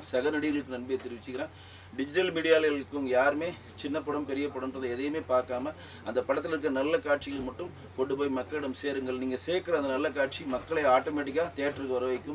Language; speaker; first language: Tamil; native; Tamil